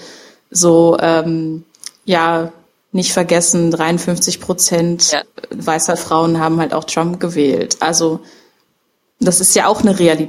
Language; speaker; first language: German; native; German